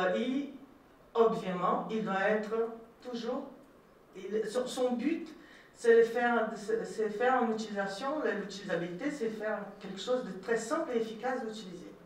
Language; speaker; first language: French; non-native, fluent; Portuguese